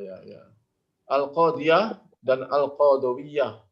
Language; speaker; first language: Arabic; non-native, learner; Indonesian